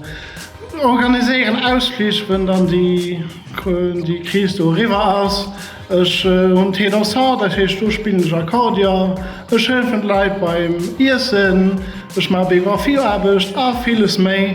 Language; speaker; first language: German; non-native, local second language; Luxembourgish